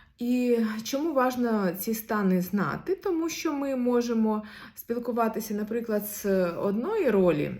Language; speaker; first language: Ukrainian; non-native, local second language; Russian